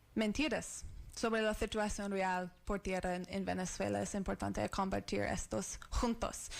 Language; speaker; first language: Spanish; non-native, learner; English